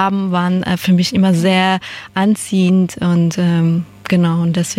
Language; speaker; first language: German; non-native, fluent; Persian